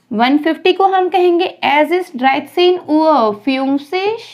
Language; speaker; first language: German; non-native, fluent; Hindi